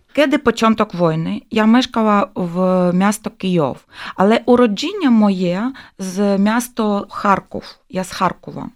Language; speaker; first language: Polish; non-native, learner; Ukrainian